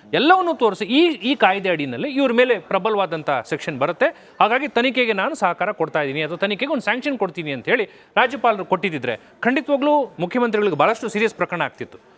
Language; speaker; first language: Kannada; native; Kannada